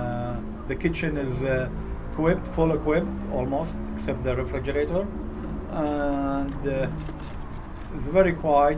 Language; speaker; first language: English; non-native, fluent; Arabic